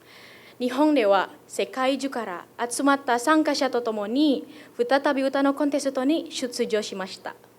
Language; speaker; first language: Japanese; non-native, fluent; Indonesian